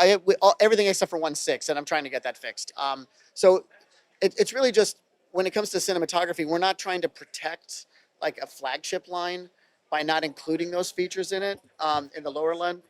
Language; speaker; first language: English; native; English